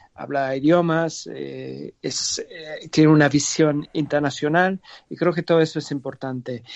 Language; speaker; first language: Spanish; non-native, fluent; English